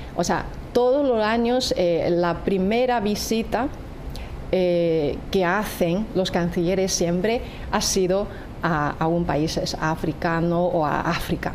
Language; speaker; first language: Spanish; non-native, fluent; Chinese